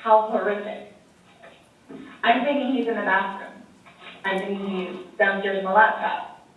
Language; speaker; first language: English; native; English